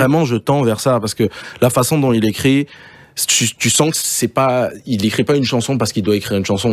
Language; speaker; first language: French; native; French